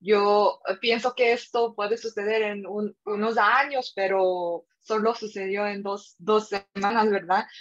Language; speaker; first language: Spanish; non-native, fluent; Korean